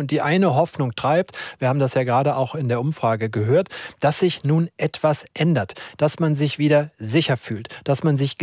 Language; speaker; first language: German; native; German